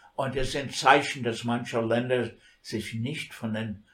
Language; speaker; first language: German; non-native, fluent; English